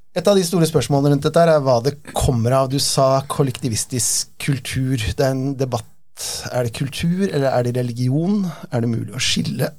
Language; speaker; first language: Norwegian; native; Norwegian